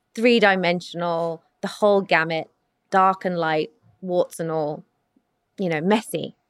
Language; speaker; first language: English; native; English